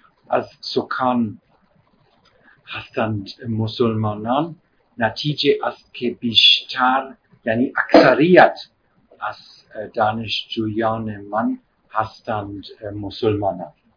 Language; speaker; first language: Persian; non-native, learner; German